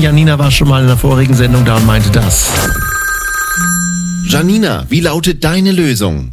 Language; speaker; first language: German; native; German